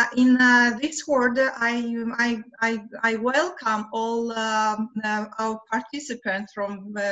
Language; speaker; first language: English; non-native, learner; Romanian